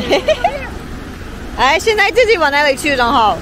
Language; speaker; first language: Chinese; native; Chinese